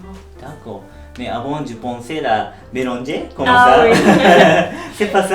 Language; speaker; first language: French; non-native, learner; Japanese